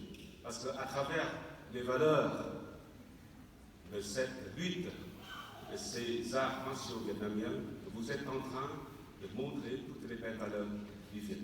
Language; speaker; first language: French; non-native, fluent; Vietnamese